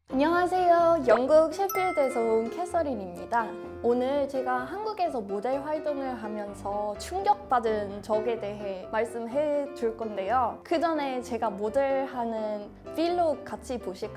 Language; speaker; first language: Korean; non-native, fluent; English